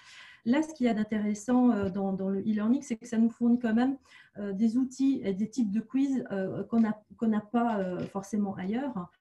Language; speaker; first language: French; native; French